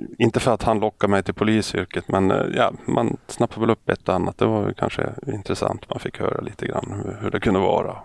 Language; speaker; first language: Swedish; native; Swedish